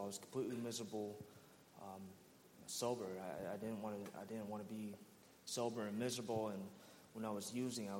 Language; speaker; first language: English; native; English